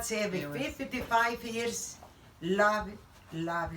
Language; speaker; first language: English; non-native, learner; Italian